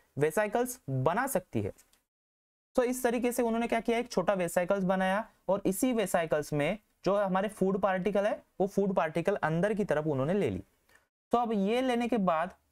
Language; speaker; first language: Hindi; non-native, local second language; Marathi